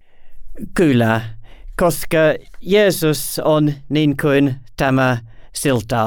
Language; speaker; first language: Finnish; non-native, learner; English